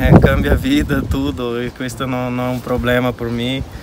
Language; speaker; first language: Italian; non-native, learner; Portuguese